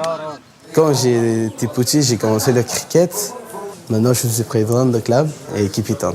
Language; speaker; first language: French; non-native, learner; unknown